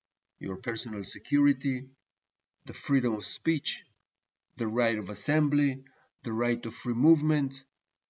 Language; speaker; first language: English; early bilingual, other home language; Spanish